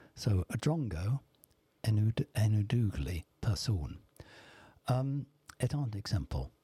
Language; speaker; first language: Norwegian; non-native, fluent; English